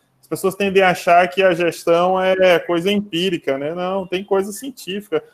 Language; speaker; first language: Portuguese; native; Portuguese